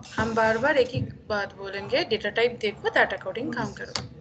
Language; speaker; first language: Hindi; non-native, local second language; Bangla